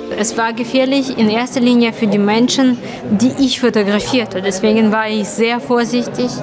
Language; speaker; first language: German; non-native, fluent; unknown